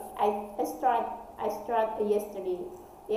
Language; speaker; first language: English; non-native, learner; Indonesian